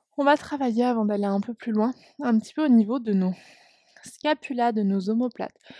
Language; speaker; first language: French; native; French